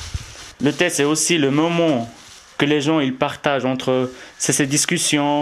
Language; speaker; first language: French; non-native, local second language; Arabic